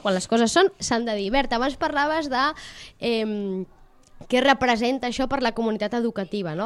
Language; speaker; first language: Catalan; native; Catalan